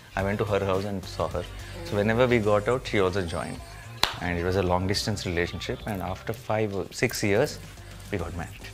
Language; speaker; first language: English; non-native, local second language; Telugu